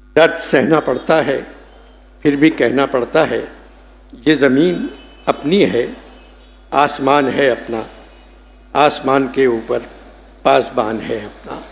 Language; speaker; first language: Urdu; native; Urdu